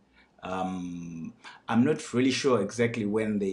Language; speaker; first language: English; non-native, local second language; Shona